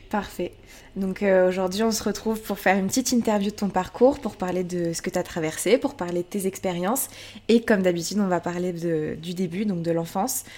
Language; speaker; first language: French; native; French